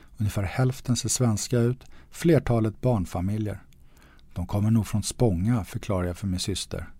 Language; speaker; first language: Swedish; native; Swedish